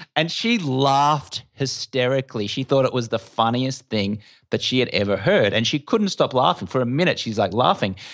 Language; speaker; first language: English; native; English